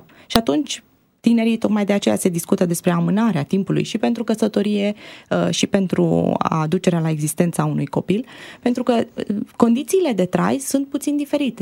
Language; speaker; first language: Romanian; native; Romanian